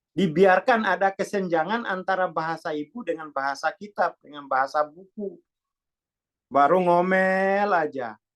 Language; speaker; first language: Indonesian; non-native, local second language; Javanese